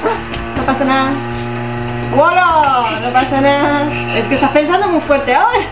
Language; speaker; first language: Spanish; native; Spanish